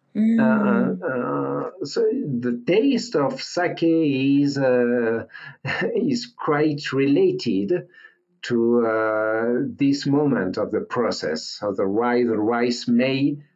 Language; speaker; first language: English; non-native, learner; French